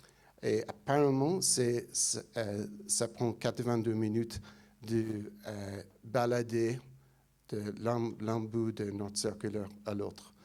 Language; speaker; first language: French; non-native, fluent; English